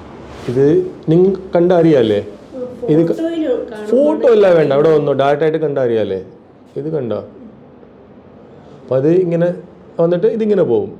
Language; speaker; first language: Malayalam; non-native, local second language; Tamil